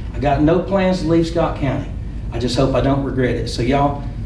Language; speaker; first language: English; native; English